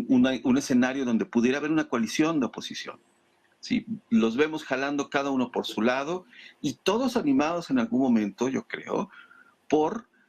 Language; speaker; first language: Spanish; native; Spanish